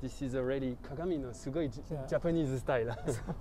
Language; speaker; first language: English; non-native, learner; French